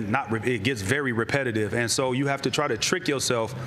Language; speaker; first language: English; native; English